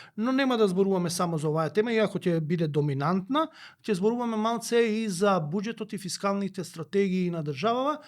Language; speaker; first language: Macedonian; native; Macedonian